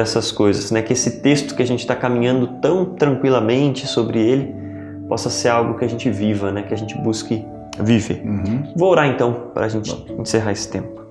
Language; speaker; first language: Portuguese; native; Portuguese